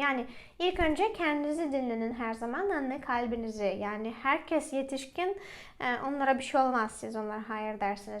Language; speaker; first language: Turkish; non-native, fluent; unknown